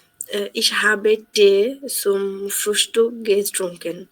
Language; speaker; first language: German; non-native, learner; Bangla